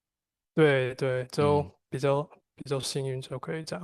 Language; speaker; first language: Chinese; non-native, fluent; English